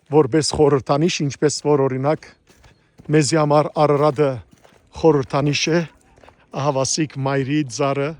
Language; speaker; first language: Armenian; early bilingual, heritage; Armenian